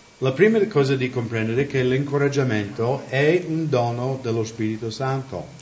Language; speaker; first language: Italian; non-native, fluent; English